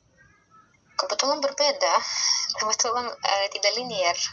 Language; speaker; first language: Indonesian; non-native, fluent; Russian